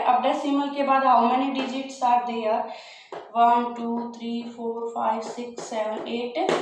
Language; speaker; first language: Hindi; native; Hindi